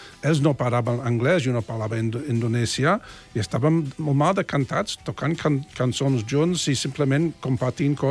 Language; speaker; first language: Catalan; non-native, fluent; English